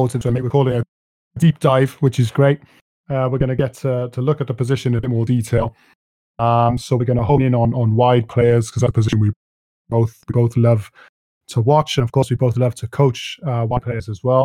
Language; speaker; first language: English; native; English